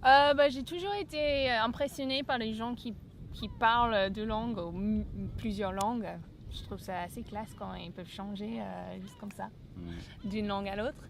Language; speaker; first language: French; non-native, fluent; English